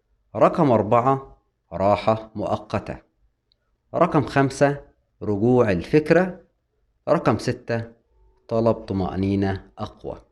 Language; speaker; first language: Arabic; native; Arabic